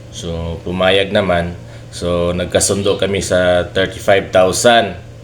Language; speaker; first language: Filipino; non-native, local second language; Cebuano